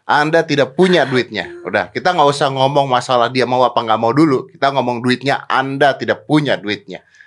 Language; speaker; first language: Indonesian; native; Indonesian